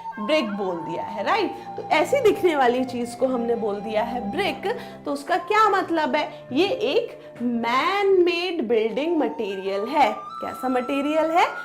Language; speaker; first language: Hindi; non-native, local second language; Gujarati